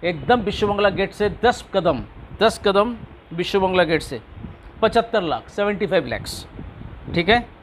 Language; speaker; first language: Hindi; non-native, local second language; Bangla